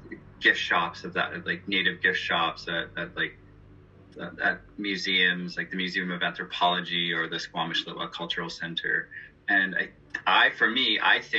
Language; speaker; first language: English; native; English